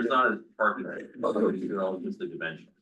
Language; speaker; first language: English; native; English